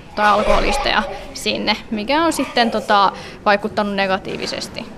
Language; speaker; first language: Finnish; early bilingual, other home language; Somali